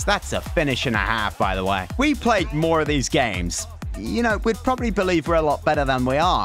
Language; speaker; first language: English; native; English